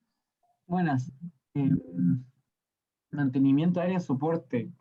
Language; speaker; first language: Spanish; native; Spanish